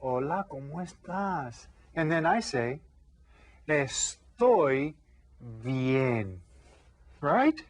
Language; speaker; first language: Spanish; non-native, fluent; English